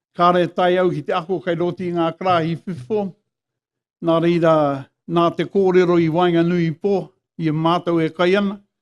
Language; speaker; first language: Māori; non-native, local second language; English